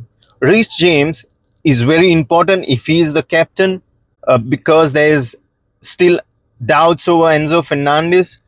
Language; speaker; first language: English; non-native, local second language; Konkani